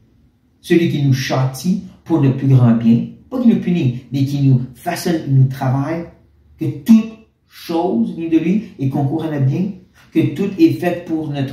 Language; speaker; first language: French; native; French